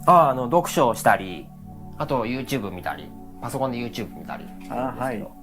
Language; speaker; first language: Japanese; native; Japanese